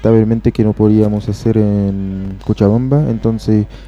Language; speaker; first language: Spanish; non-native, fluent; Haitian Creole